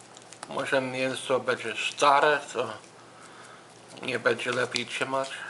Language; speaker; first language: Polish; early bilingual, heritage; Polish